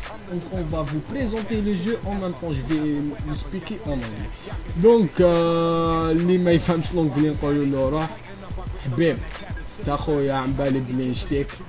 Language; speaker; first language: French; non-native, local second language; Arabic